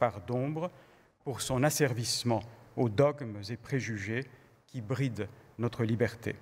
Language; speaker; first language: French; native; French